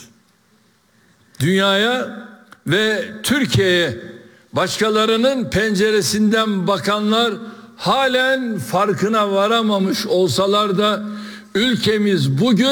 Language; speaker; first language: Turkish; native; Turkish